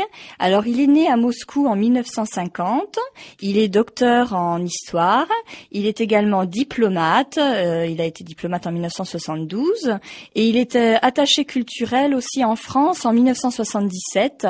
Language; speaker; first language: French; native; French